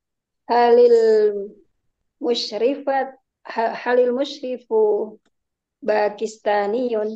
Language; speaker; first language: Arabic; non-native, learner; Indonesian